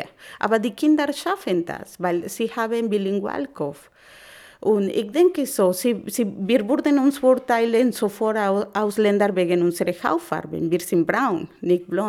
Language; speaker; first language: German; non-native, learner; Spanish